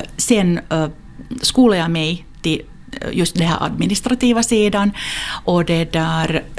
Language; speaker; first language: Swedish; non-native, local second language; Finnish